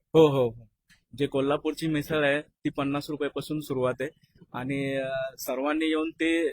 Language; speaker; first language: Marathi; native; Marathi